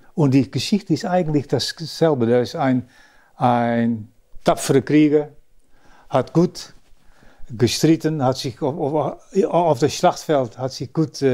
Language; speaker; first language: German; early bilingual, other home language; Dutch